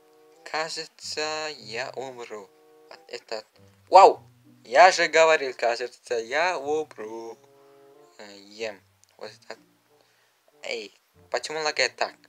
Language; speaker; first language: Russian; non-native, learner; Uzbek